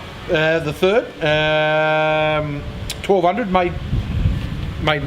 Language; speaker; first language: English; native; English